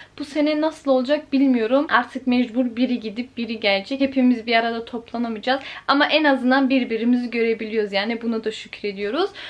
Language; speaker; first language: Turkish; early bilingual, heritage; Turkish